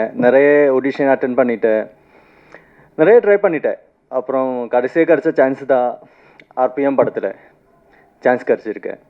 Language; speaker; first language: Tamil; non-native, fluent; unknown